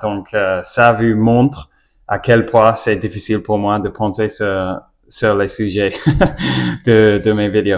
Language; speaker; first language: French; non-native, learner; English